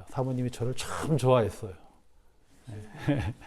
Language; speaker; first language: Korean; native; Korean